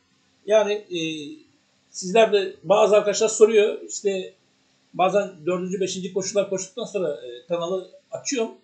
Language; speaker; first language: Turkish; native; Turkish